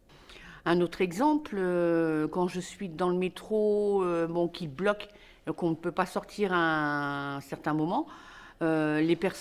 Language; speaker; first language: French; native; French